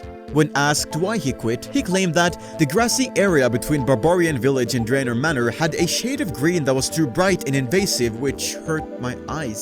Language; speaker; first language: English; native; English